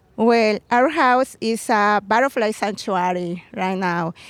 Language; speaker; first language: English; non-native, fluent; Spanish